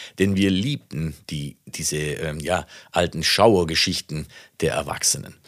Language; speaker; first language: German; non-native, fluent; Italian